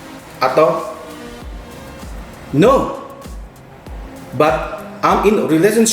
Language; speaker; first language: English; non-native, fluent; Indonesian